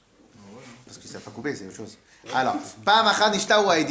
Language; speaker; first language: French; native; French